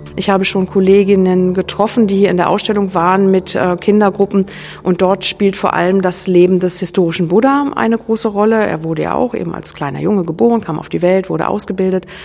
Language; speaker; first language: German; native; German